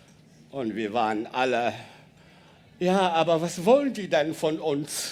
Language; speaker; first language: German; non-native, learner; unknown